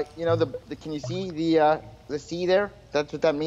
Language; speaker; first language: English; native; English